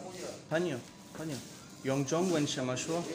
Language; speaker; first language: Chinese; non-native, learner; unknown